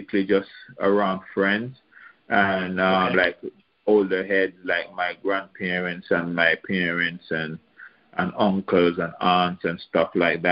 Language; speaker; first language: English; non-native, local second language; Jamaican Creole English